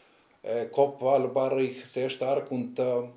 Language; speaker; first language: German; non-native, learner; Greek